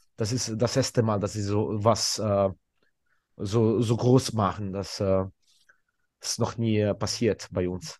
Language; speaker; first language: German; non-native, fluent; Italian